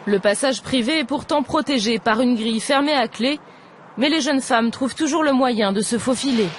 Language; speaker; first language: French; native; French